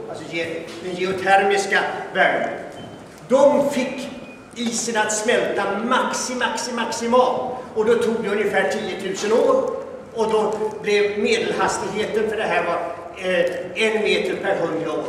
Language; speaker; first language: Swedish; native; Swedish